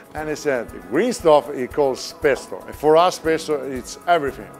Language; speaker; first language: English; non-native, fluent; Italian